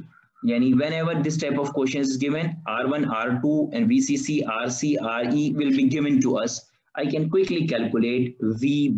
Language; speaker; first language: English; non-native, fluent; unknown